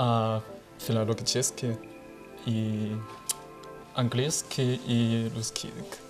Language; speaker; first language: Russian; non-native, learner; Chinese